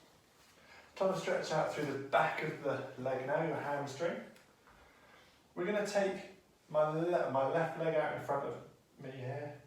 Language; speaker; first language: English; native; English